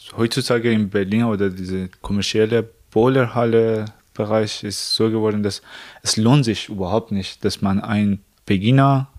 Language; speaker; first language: German; non-native, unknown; Persian